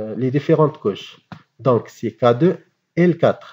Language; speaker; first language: French; non-native, local second language; Arabic